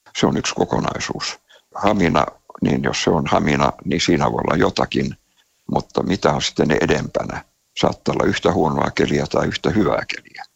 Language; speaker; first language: Finnish; native; Finnish